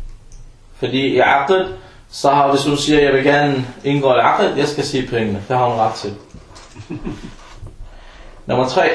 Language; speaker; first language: Danish; early bilingual, other home language; Arabic